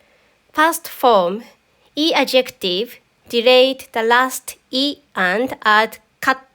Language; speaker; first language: English; non-native, fluent; Japanese